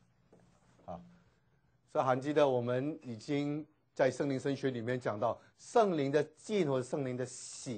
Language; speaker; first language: Chinese; native; Chinese